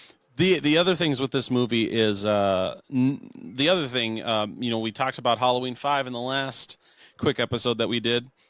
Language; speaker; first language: English; native; English